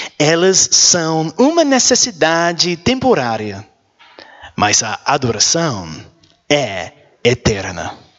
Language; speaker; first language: Portuguese; non-native, learner; English